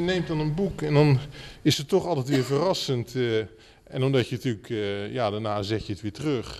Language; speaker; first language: Dutch; native; Dutch